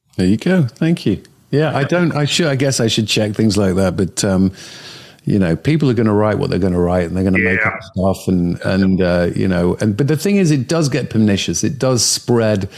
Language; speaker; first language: English; native; English